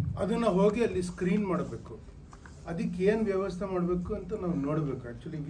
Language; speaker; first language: Kannada; native; Kannada